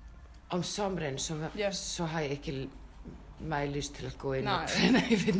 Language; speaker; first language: Danish; non-native, learner; Icelandic